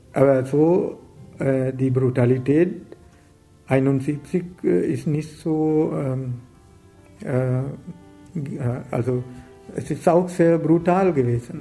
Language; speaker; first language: German; non-native, learner; Sinhala